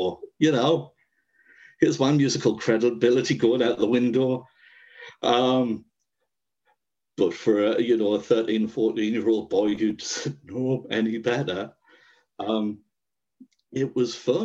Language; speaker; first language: English; native; English